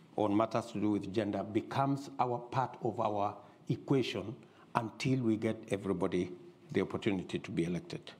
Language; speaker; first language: English; non-native, local second language; Kalenjin